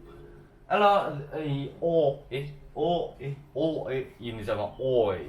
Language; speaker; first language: French; non-native, learner; Chinese